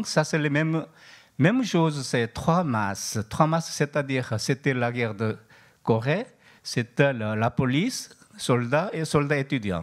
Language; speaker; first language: French; non-native, learner; Korean